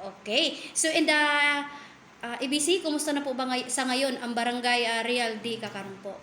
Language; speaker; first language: Filipino; native; Filipino